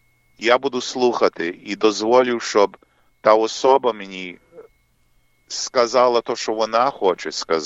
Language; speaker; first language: Ukrainian; early bilingual, heritage; English